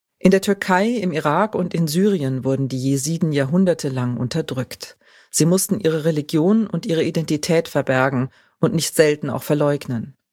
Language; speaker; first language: German; native; German